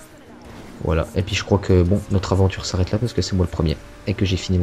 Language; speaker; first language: French; native; French